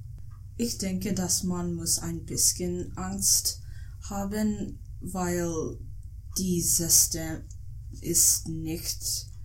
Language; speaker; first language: German; non-native, learner; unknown